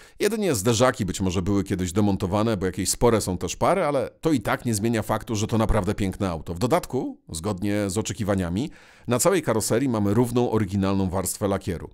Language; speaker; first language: Polish; native; Polish